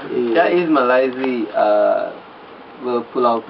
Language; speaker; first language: Russian; non-native, learner; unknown